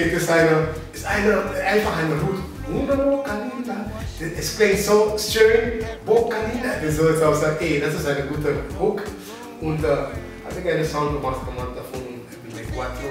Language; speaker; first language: German; non-native, fluent; Papiamento